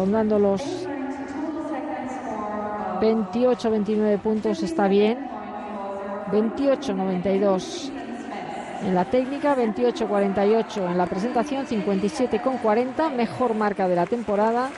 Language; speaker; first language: Spanish; native; Spanish